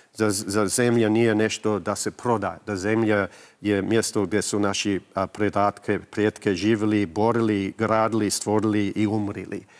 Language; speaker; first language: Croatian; early bilingual, heritage; English